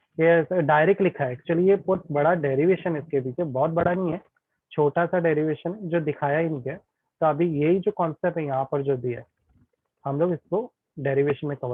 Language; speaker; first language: Hindi; native; Hindi